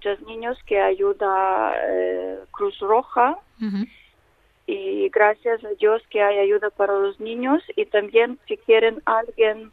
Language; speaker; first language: Spanish; non-native, learner; Ukrainian